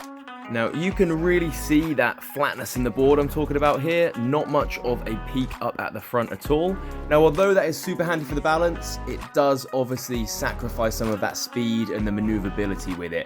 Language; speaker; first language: English; native; English